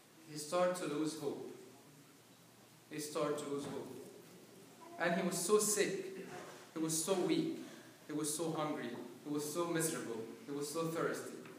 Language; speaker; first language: English; non-native, fluent; Arabic